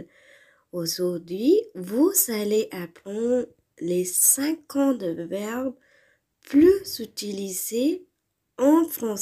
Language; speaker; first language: French; non-native, fluent; Tamil